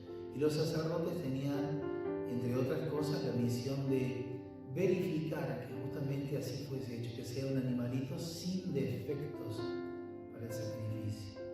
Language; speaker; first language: Spanish; native; Spanish